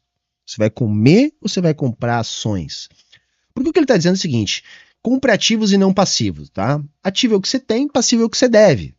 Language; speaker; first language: Portuguese; native; Portuguese